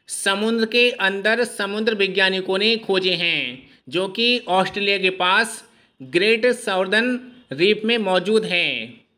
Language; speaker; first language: Hindi; native; Hindi